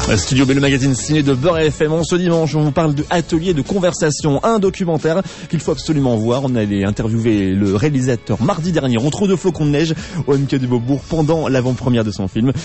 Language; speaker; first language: French; native; French